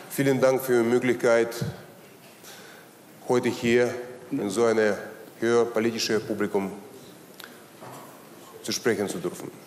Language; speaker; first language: German; non-native, learner; Russian